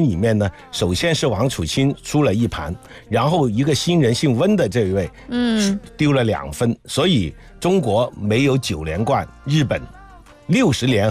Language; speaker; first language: Chinese; non-native, local second language; Cantonese